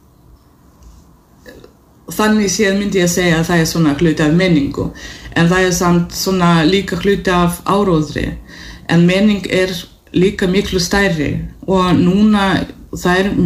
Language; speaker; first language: Icelandic; non-native, fluent; Russian